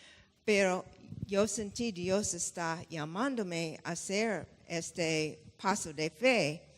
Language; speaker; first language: Spanish; non-native, fluent; English